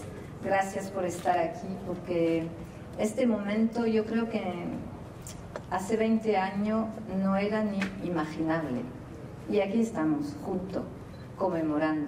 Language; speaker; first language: Spanish; early bilingual, heritage; Spanish